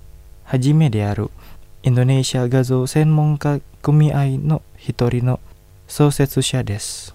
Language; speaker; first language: Japanese; non-native, fluent; Indonesian